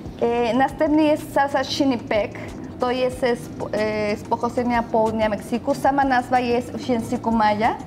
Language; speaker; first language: Polish; non-native, learner; Spanish